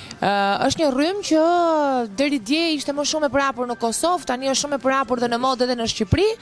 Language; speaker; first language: Albanian; native; Albanian